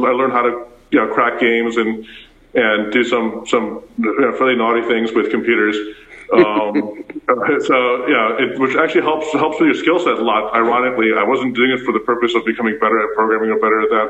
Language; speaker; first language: English; early bilingual, other home language; Afrikaans